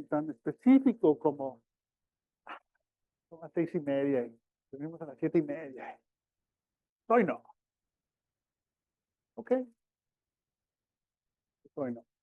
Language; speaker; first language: Spanish; early bilingual, heritage; Spanish